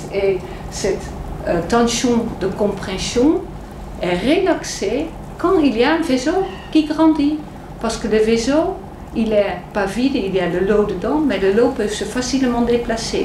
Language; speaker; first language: French; non-native, fluent; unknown